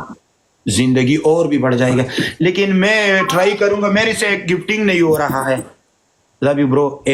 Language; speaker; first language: Hindi; non-native, learner; Pashto